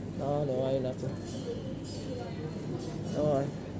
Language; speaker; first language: Spanish; non-native, learner; Haitian Creole